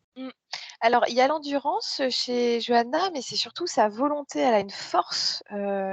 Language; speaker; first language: French; native; French